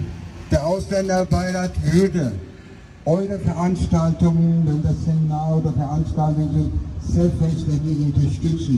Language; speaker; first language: German; non-native, fluent; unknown